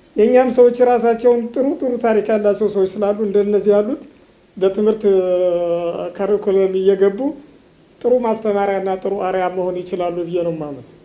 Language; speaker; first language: Amharic; native; Amharic